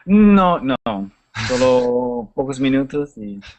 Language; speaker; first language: Spanish; non-native, learner; English